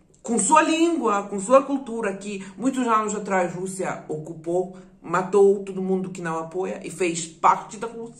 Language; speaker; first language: Portuguese; non-native, fluent; Ukrainian